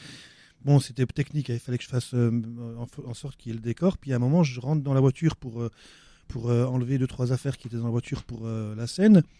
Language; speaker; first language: French; native; French